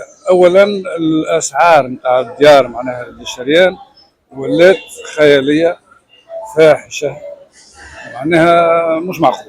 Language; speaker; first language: Arabic; native; Arabic